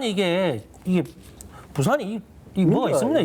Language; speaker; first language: Korean; native; Korean